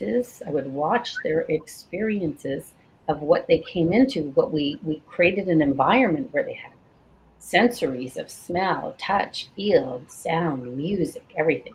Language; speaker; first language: English; native; English